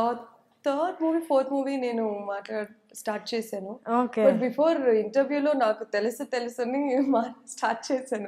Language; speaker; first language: Telugu; non-native, learner; Kannada